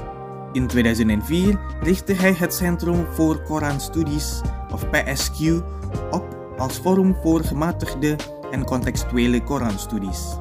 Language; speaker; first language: Dutch; non-native, fluent; Indonesian